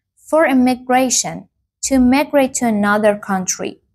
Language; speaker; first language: English; non-native, fluent; Persian